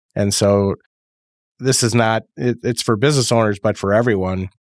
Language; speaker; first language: English; native; English